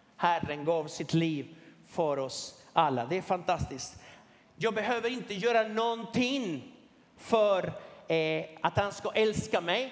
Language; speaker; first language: Swedish; non-native, fluent; Spanish